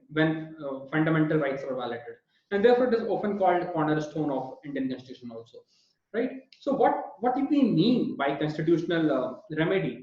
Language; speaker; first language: English; non-native, local second language; Hindi